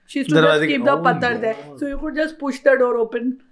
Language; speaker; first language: Hindi; native; Hindi